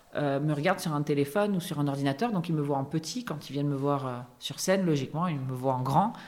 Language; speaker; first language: French; native; French